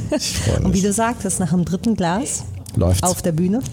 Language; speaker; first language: German; early bilingual, other home language; Danish